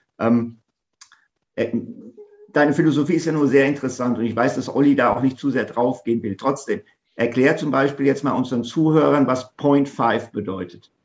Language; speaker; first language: German; native; German